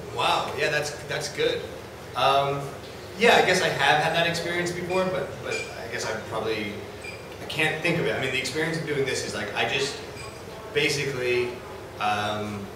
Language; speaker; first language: English; native; English